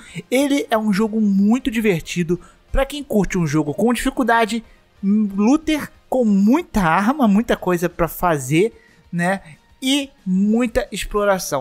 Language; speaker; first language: Portuguese; native; Portuguese